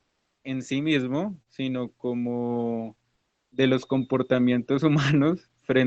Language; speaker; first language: Spanish; native; Spanish